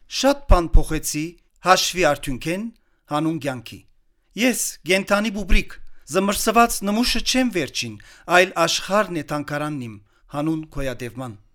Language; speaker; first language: Armenian; early bilingual, heritage; Armenian